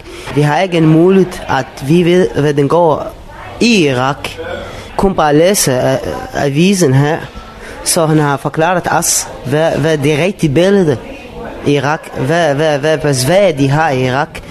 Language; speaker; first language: Danish; non-native, learner; Arabic